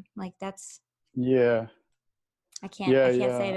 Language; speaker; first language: English; native; English